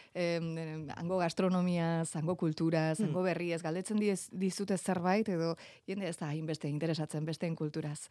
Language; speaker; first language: Basque; non-native, fluent; Spanish